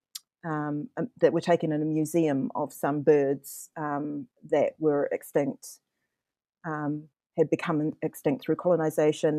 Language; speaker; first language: English; native; English